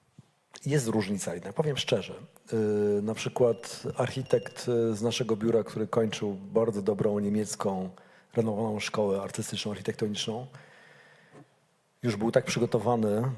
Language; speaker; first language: Polish; native; Polish